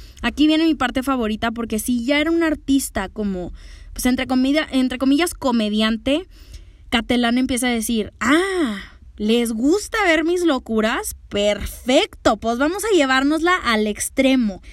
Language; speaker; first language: Spanish; native; Spanish